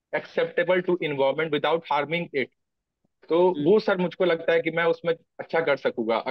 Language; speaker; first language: Hindi; native; Hindi